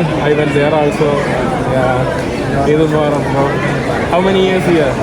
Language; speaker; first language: English; non-native, local second language; Malayalam